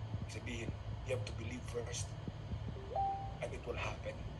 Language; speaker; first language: English; non-native, local second language; Filipino